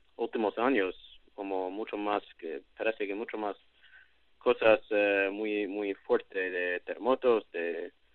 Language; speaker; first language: Spanish; non-native, learner; English